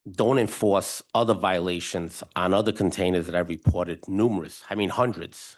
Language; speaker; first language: English; non-native, fluent; Italian